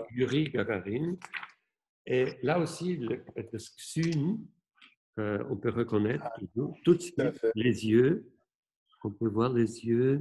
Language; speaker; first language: French; non-native, local second language; German